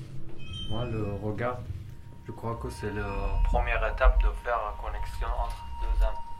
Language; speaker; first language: French; non-native, learner; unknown